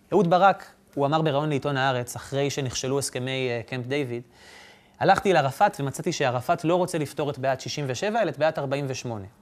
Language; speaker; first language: Hebrew; native; Hebrew